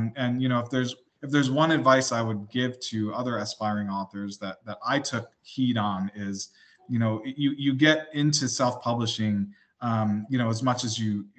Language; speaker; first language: English; native; English